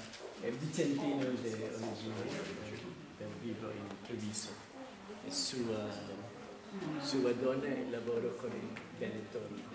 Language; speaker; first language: Italian; non-native, learner; English